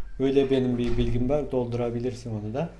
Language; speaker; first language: Turkish; non-native, fluent; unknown